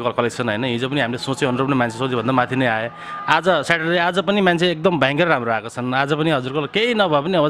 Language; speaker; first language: Nepali; native; Nepali